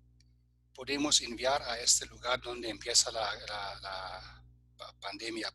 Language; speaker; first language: Spanish; non-native, fluent; German